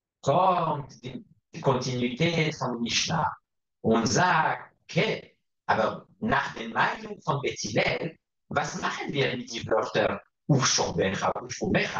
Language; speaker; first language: German; non-native, fluent; Hebrew